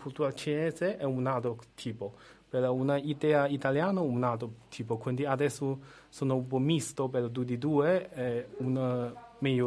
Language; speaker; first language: Italian; non-native, learner; Chinese